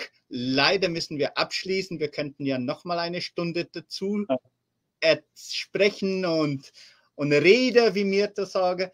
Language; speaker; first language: German; early bilingual, heritage; German